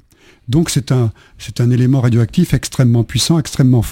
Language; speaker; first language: French; native; French